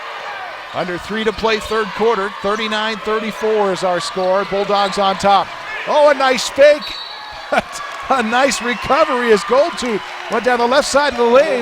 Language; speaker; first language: English; native; English